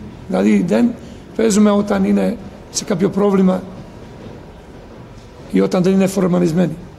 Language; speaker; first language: Greek; non-native, fluent; Serbian